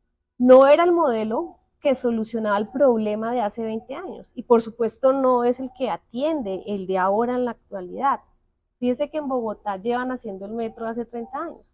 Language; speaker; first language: Spanish; native; Spanish